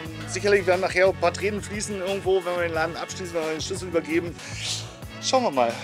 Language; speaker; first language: German; native; German